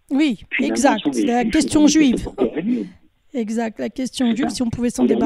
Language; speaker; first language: French; native; French